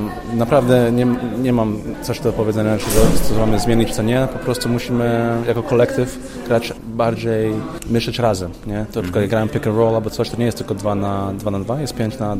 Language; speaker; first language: Polish; non-native, learner; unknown